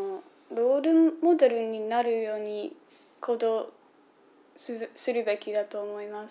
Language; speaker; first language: Japanese; non-native, fluent; English